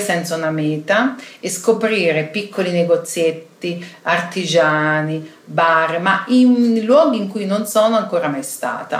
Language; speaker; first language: Italian; native; Italian